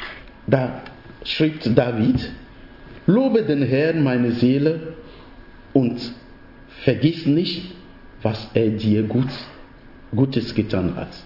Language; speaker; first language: German; non-native, fluent; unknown